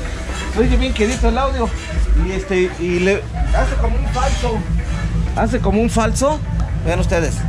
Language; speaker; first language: Spanish; native; Spanish